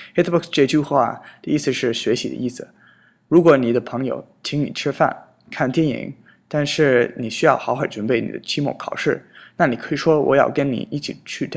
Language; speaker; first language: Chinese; non-native, fluent; English